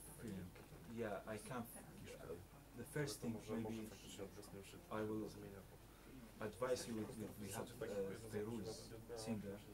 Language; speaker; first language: English; non-native, learner; Arabic